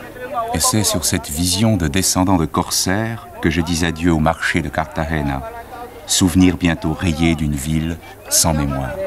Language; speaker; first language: French; native; French